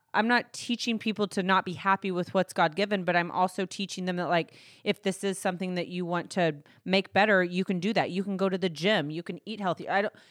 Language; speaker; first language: English; native; English